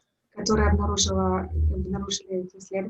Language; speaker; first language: Russian; native; Russian